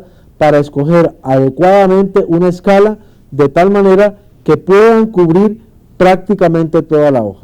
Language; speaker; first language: Spanish; native; Spanish